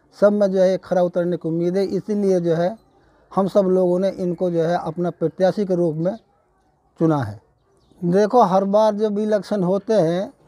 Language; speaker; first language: Hindi; native; Hindi